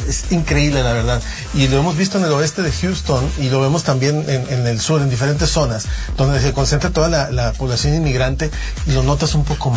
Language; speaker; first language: Spanish; native; Spanish